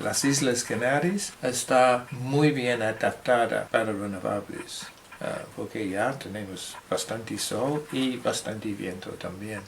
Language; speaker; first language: Spanish; non-native, learner; English